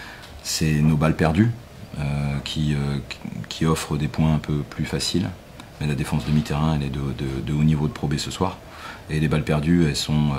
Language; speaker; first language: French; native; French